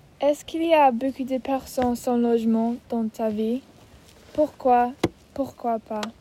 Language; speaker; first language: French; non-native, learner; English